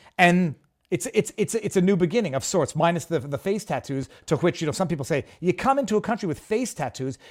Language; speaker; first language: English; native; English